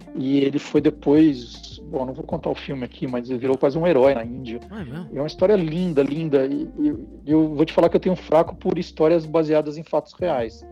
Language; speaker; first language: Portuguese; native; Portuguese